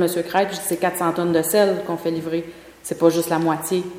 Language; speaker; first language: French; native; French